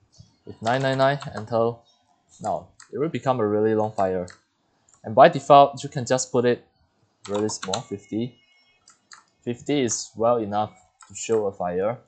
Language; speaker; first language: English; non-native, fluent; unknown